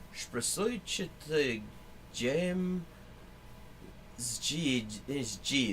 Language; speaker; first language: Albanian; non-native, learner; English